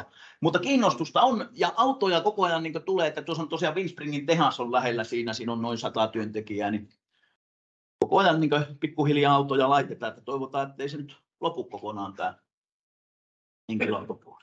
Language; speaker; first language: Finnish; native; Finnish